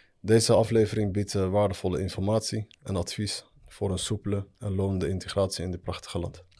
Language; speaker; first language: Dutch; early bilingual, other home language; Arabic